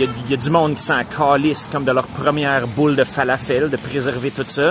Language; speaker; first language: French; native; French